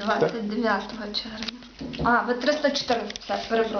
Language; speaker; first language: Ukrainian; native; Ukrainian